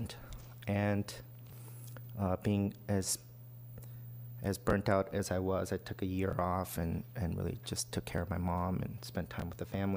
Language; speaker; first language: English; native; English